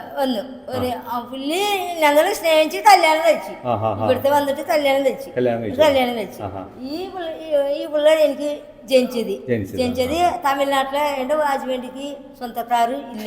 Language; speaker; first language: Malayalam; non-native, local second language; Telugu